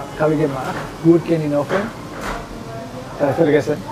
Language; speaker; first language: German; non-native, learner; Spanish